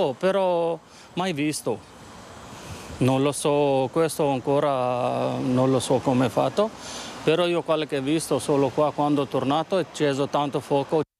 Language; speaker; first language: Italian; non-native, learner; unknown